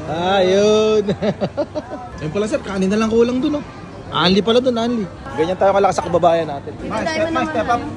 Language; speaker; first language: Filipino; native; Filipino